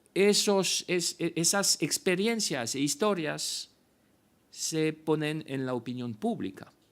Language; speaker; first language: Spanish; non-native, fluent; French